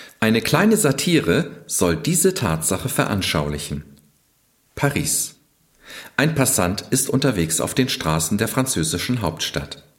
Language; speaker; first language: German; native; German